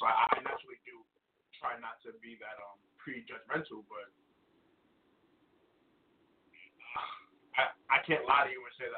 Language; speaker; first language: English; native; English